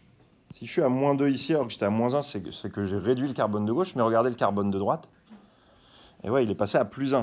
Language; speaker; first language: French; native; French